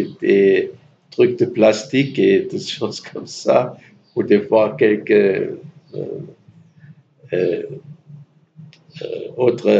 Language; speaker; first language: French; non-native, fluent; German